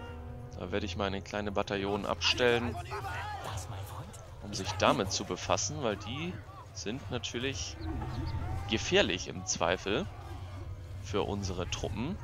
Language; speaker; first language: German; native; German